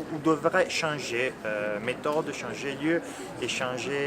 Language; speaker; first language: French; non-native, fluent; Italian